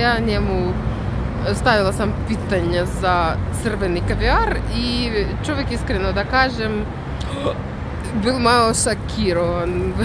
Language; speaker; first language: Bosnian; non-native, learner; Russian